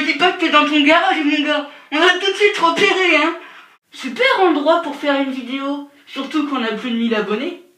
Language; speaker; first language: French; native; French